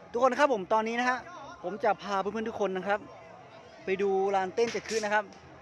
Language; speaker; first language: Thai; non-native, local second language; Lahu